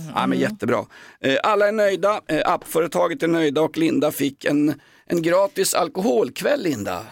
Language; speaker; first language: Swedish; native; Swedish